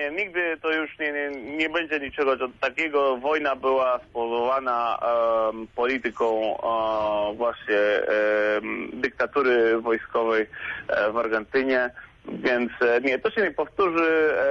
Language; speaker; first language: Polish; non-native, fluent; Spanish